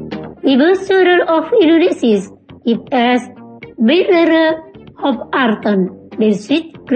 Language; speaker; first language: German; non-native, learner; Indonesian